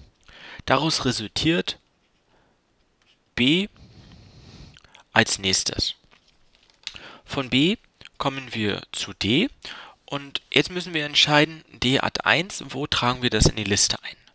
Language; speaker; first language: German; native; German